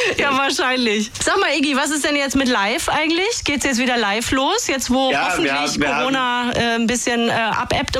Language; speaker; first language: German; native; German